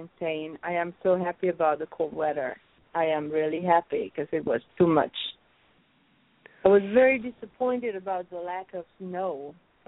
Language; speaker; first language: English; non-native, fluent; Italian